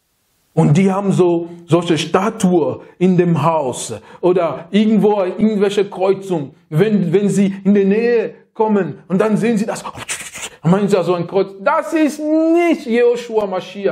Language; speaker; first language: German; non-native, learner; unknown